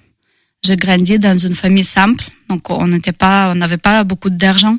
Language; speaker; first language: French; non-native, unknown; Russian